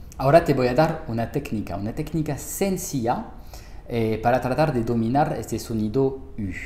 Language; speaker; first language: Spanish; non-native, fluent; French